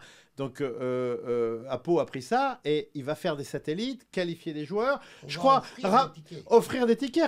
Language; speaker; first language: French; native; French